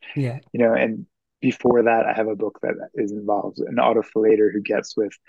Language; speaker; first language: English; native; English